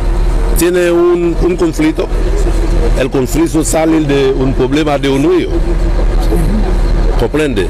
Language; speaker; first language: Spanish; non-native, local second language; Haitian Creole